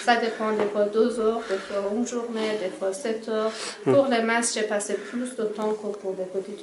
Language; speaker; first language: French; non-native, fluent; Persian